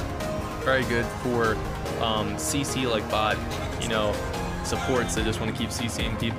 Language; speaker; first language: English; native; English